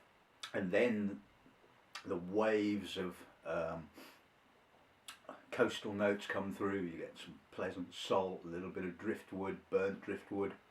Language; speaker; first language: English; native; English